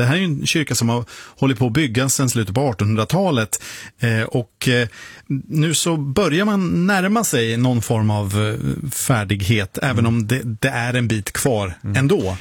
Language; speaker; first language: Swedish; native; Swedish